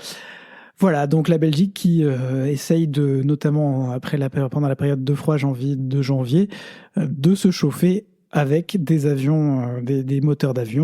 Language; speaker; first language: French; native; French